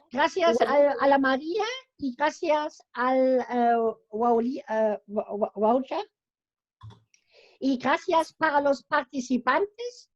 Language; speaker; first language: Spanish; non-native, fluent; German